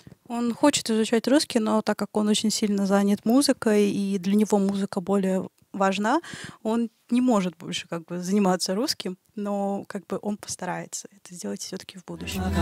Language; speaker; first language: Russian; native; Russian